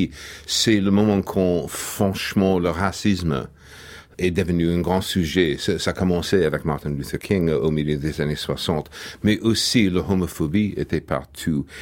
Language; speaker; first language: French; non-native, fluent; English